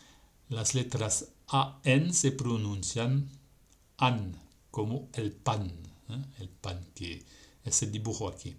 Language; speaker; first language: Spanish; non-native, fluent; French